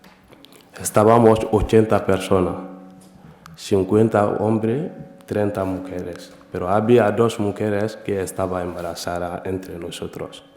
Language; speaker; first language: Spanish; non-native, learner; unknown